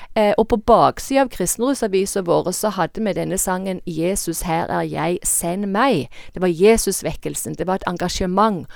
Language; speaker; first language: Norwegian; native; Norwegian